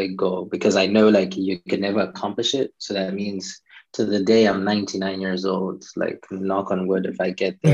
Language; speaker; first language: English; non-native, local second language; Shona